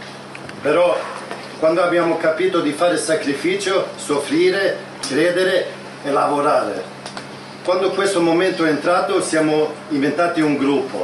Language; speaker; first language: Italian; non-native, fluent; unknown